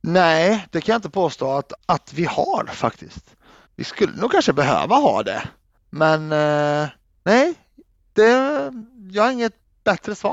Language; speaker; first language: Swedish; early bilingual, other home language; Arabic